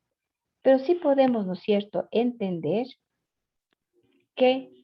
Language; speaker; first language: Spanish; native; Spanish